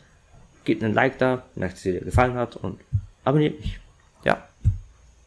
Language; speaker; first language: German; native; German